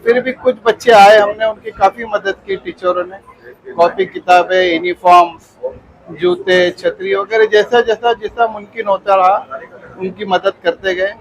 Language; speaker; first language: Hindi; non-native, local second language; Urdu